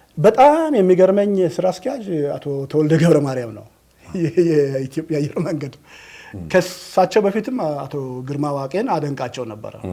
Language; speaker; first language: Amharic; non-native, local second language; Wolaytta